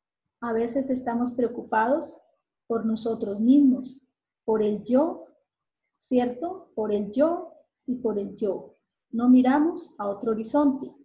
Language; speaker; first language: Spanish; native; Spanish